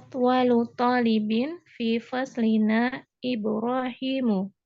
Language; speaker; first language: Arabic; non-native, learner; Indonesian